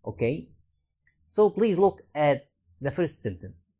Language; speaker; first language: English; non-native, fluent; Arabic